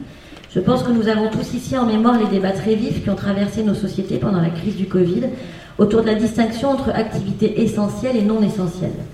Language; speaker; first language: French; native; French